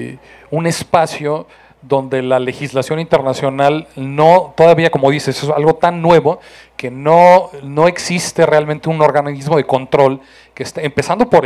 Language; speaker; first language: Spanish; native; Spanish